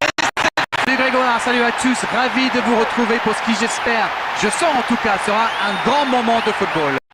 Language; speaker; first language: French; native; French